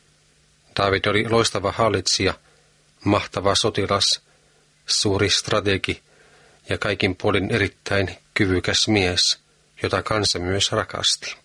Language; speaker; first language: Finnish; native; Finnish